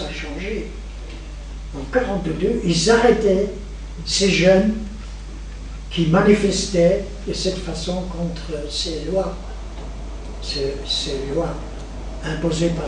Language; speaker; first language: French; native; French